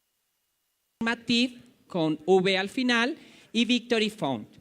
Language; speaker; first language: Spanish; native; Spanish